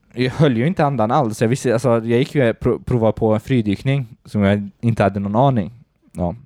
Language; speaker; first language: Swedish; early bilingual, other home language; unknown